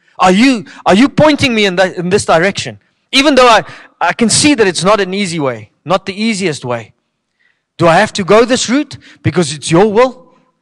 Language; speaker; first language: English; non-native, local second language; Afrikaans